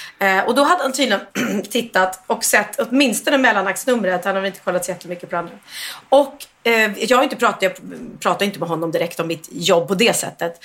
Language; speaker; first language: Swedish; native; Swedish